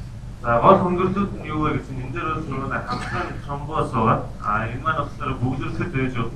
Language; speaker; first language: Mongolian; native; Mongolian